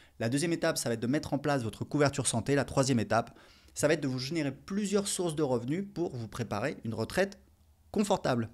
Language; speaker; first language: French; native; French